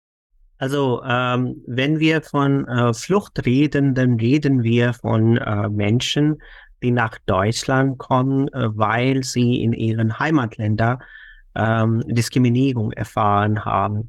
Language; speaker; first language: German; non-native, fluent; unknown